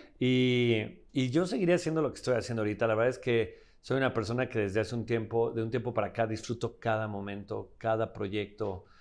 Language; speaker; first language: Spanish; native; Spanish